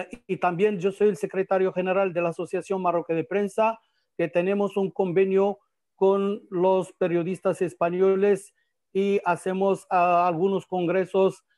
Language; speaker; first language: Spanish; non-native, fluent; Arabic